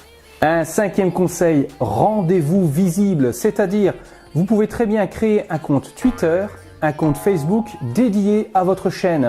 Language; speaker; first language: French; native; French